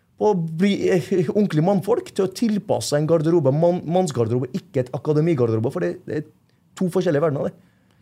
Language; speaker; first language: Norwegian; non-native, fluent; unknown